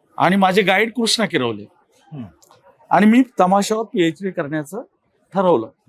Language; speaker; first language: Marathi; native; Marathi